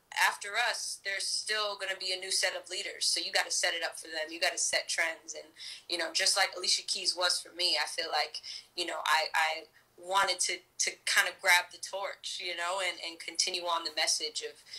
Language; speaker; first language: English; native; English